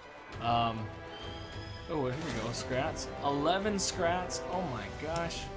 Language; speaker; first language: English; native; English